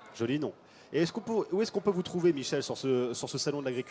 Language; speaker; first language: French; native; French